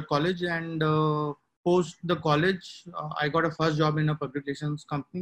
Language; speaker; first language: English; non-native, local second language; Telugu